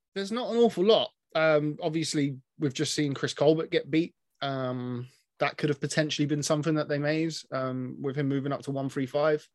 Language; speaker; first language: English; native; English